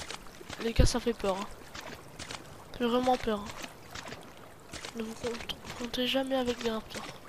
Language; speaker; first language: French; native; French